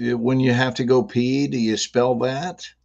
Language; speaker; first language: English; native; English